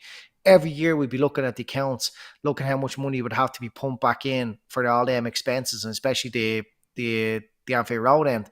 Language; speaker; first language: English; native; English